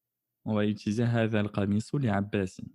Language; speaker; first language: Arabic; non-native, fluent; French